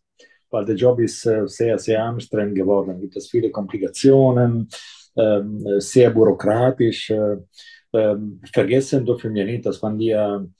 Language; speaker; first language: German; non-native, fluent; Italian